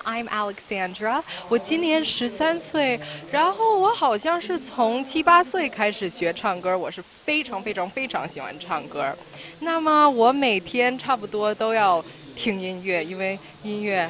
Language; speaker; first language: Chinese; early bilingual, heritage; Chinese